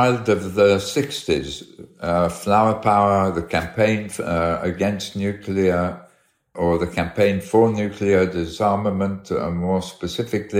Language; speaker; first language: English; early bilingual, other home language; Arabic